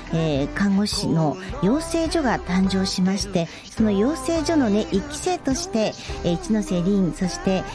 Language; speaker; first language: Japanese; native; Japanese